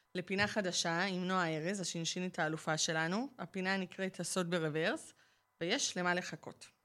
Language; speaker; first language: Hebrew; native; Hebrew